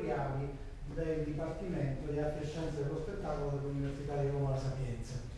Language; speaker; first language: Italian; native; Italian